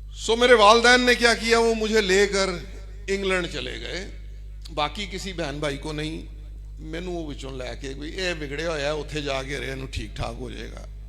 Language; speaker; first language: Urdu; non-native, local second language; Punjabi